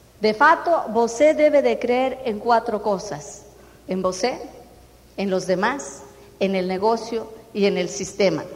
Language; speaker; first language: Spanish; non-native, fluent; Portuguese